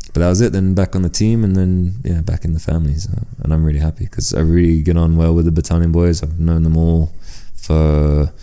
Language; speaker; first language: English; early bilingual, other home language; French